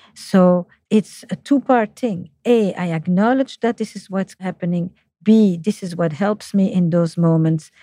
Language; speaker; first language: English; non-native, fluent; French